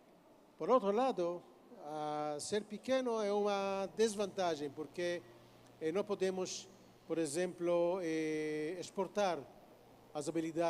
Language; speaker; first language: Portuguese; non-native, fluent; Hebrew